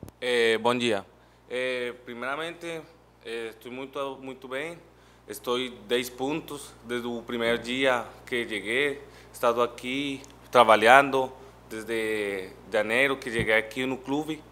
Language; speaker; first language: Portuguese; non-native, learner; Spanish